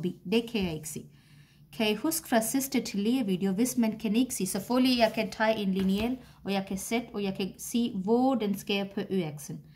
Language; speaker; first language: Danish; non-native, fluent; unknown